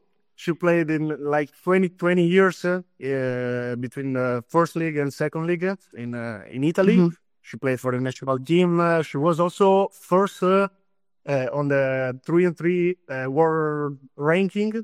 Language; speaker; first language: English; non-native, fluent; Italian